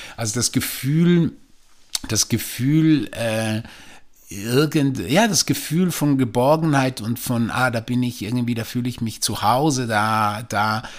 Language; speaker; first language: German; native; German